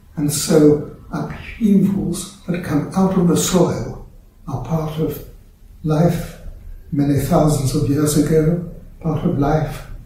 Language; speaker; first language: English; native; English